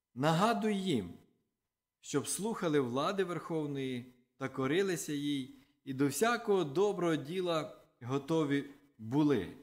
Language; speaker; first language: Ukrainian; non-native, local second language; Russian